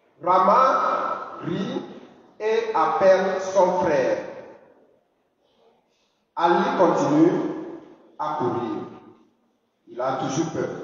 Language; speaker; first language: French; non-native, fluent; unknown